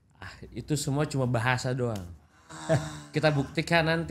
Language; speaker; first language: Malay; non-native, local second language; Indonesian